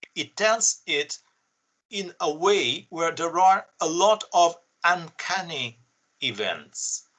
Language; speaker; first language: English; non-native, fluent; Italian